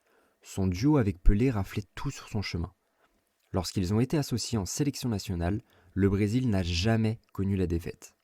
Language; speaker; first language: French; native; French